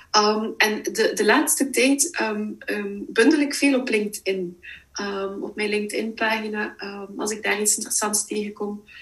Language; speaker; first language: Dutch; native; Dutch